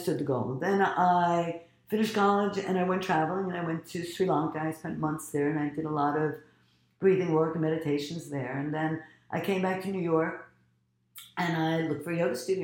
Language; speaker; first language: English; native; English